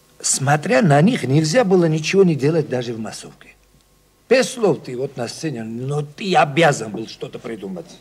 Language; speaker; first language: Russian; non-native, local second language; Georgian